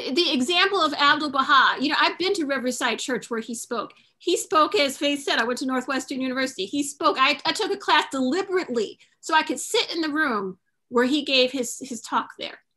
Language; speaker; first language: English; native; English